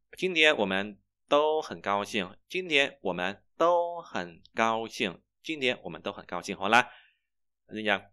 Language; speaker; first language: Chinese; non-native, fluent; Vietnamese